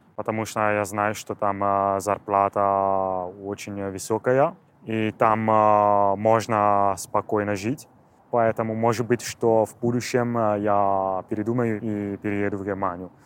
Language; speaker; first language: Russian; non-native, fluent; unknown